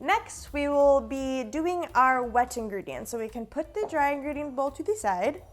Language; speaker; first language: English; native; English